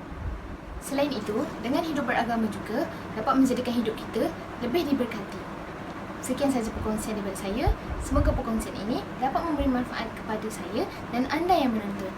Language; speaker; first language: Malay; native; Malay